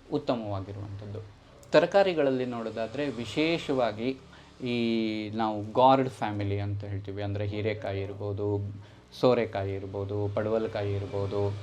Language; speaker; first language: Kannada; native; Kannada